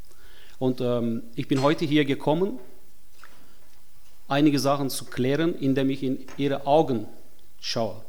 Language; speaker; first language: German; non-native, fluent; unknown